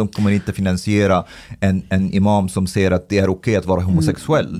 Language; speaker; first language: Swedish; early bilingual, other home language; Arabic